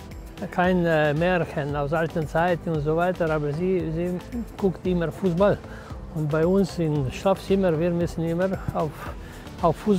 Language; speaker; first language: German; non-native, learner; Slovenian